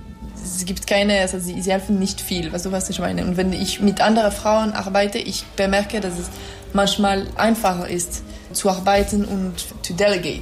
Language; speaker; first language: German; non-native, fluent; English